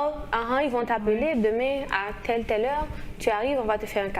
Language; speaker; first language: French; non-native, local second language; Haitian Creole